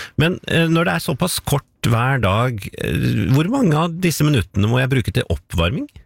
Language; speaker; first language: Norwegian; native; Norwegian